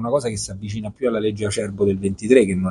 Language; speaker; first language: Italian; native; Italian